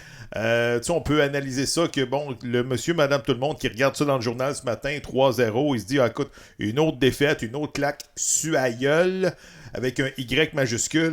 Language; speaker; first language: French; native; French